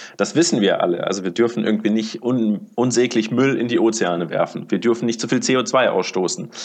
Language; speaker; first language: German; early bilingual, other home language; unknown